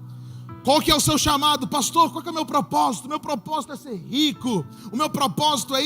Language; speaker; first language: Portuguese; native; Portuguese